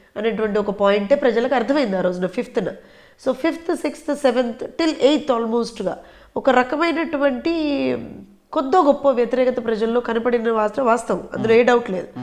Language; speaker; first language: Telugu; native; Telugu